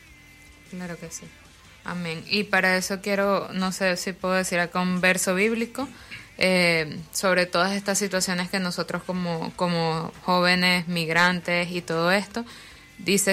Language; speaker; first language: Spanish; native; Spanish